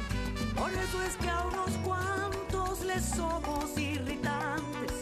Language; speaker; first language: Spanish; native; Spanish